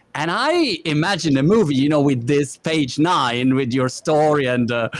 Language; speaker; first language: English; non-native, fluent; Italian